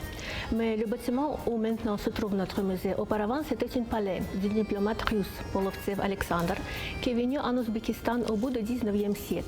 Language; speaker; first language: French; non-native, fluent; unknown